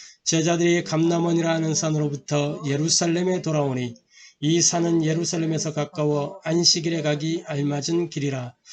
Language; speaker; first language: Korean; native; Korean